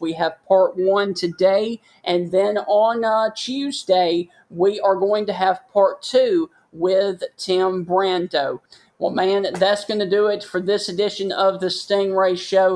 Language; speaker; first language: English; native; English